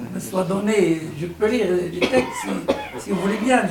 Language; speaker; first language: French; non-native, local second language; Arabic